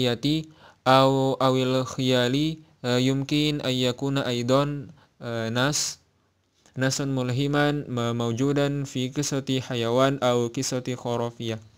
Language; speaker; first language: Arabic; non-native, learner; Indonesian